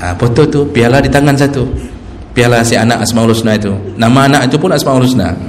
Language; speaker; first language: Malay; non-native, local second language; Achinese